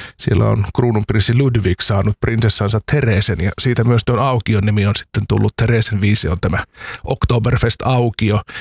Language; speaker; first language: Finnish; native; Finnish